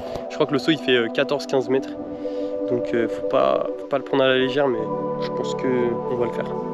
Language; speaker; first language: French; native; French